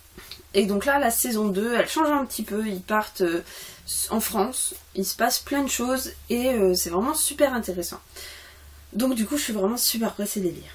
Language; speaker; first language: French; native; French